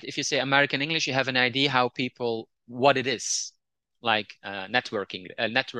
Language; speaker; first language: English; non-native, fluent; Dutch